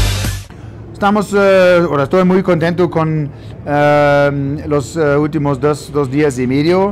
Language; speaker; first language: Spanish; non-native, fluent; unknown